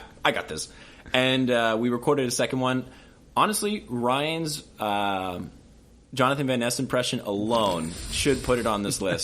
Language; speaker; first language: English; native; English